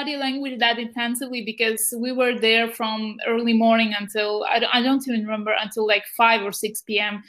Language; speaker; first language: English; non-native, fluent; Ukrainian